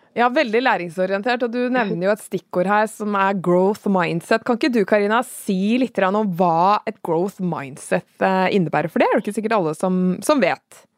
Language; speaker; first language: Norwegian; native; Norwegian